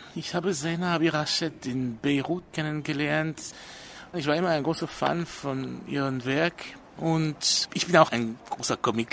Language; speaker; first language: German; non-native, fluent; French